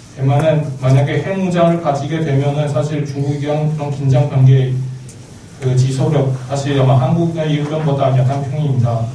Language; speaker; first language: Korean; non-native, learner; Chinese